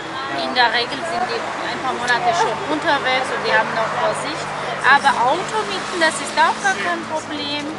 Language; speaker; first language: German; non-native, fluent; Armenian